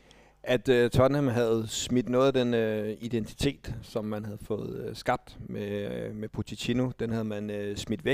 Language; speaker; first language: Danish; native; Danish